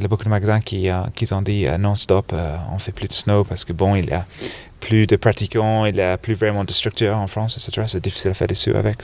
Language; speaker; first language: French; non-native, fluent; English